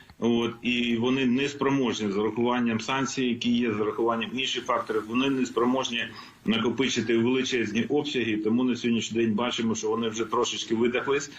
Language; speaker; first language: Ukrainian; non-native, local second language; Russian